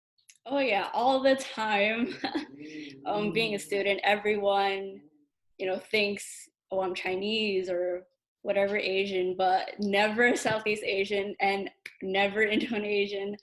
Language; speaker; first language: English; early bilingual, other home language; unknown